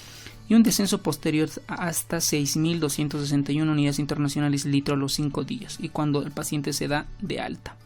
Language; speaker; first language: Spanish; native; Spanish